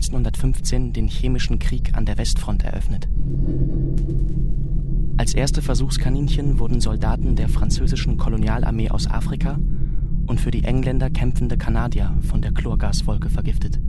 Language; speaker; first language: German; native; German